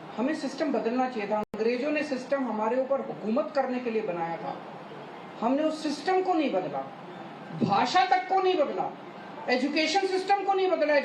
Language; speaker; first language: Hindi; native; Hindi